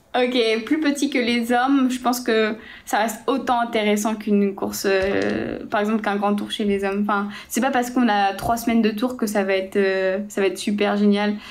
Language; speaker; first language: French; native; French